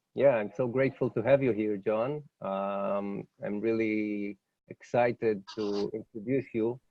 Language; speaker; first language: English; non-native, fluent; Hebrew